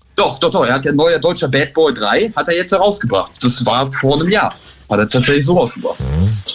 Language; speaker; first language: German; native; German